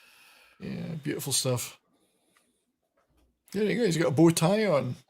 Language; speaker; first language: English; native; English